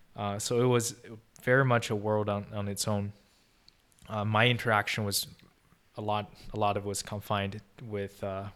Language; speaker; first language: English; non-native, fluent; Chinese